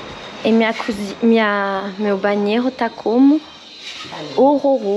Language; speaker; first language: Portuguese; non-native, learner; French